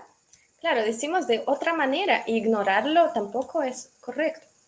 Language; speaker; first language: Spanish; non-native, fluent; Russian